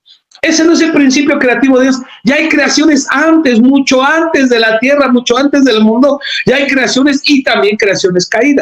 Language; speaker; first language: Spanish; native; Spanish